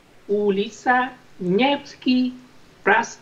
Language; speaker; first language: Russian; non-native, learner; Vietnamese